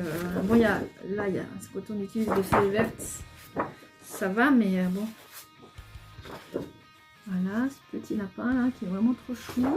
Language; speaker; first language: French; native; French